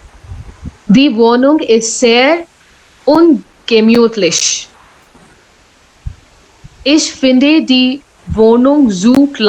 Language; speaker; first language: German; non-native, learner; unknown